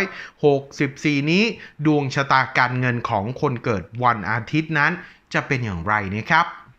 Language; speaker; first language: Thai; native; Thai